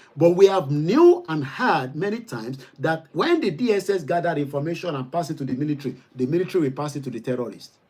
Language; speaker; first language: English; non-native, local second language; Yoruba